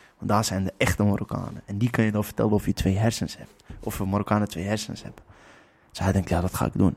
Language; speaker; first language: Dutch; native; Dutch